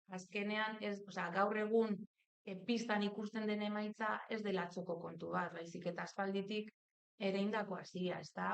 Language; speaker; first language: Basque; native; Basque